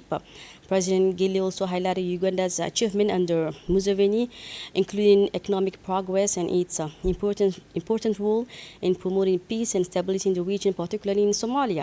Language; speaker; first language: English; non-native, fluent; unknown